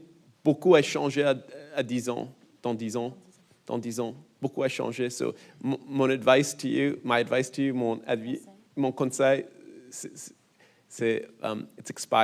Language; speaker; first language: French; non-native, learner; English